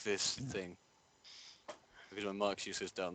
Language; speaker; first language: English; native; English